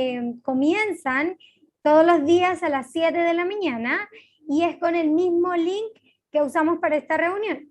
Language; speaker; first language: Spanish; native; Spanish